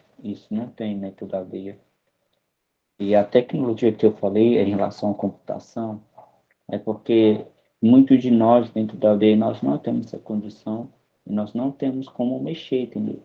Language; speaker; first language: Portuguese; non-native, local second language; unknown